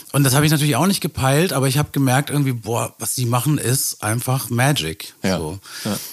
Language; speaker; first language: German; native; German